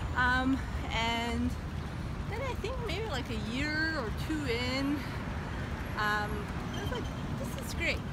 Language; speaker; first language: English; non-native, fluent; Serbian